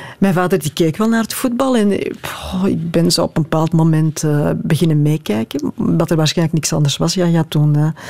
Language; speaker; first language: Dutch; native; Dutch